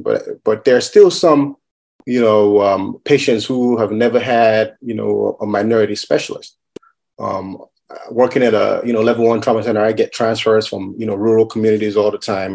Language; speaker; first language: English; non-native, local second language; Yoruba